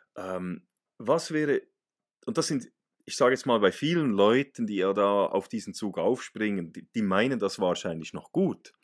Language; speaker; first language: German; native; German